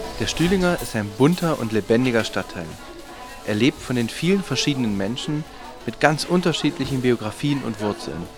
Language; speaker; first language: German; native; German